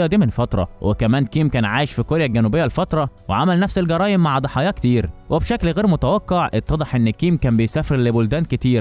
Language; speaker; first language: Arabic; native; Arabic